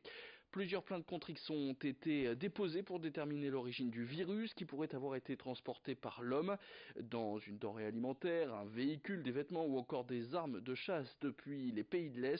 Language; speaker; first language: French; native; French